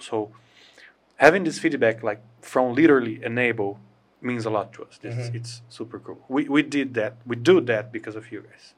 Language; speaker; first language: English; non-native, fluent; Portuguese